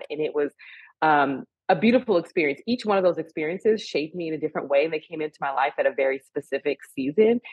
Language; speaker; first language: English; native; English